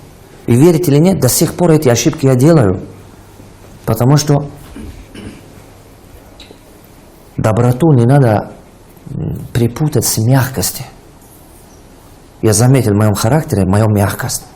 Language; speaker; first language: Russian; non-native, local second language; Tajik